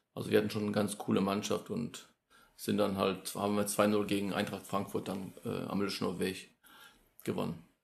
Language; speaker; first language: German; early bilingual, other home language; Polish